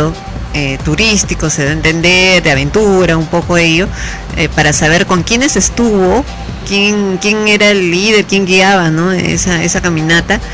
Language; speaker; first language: Spanish; native; Spanish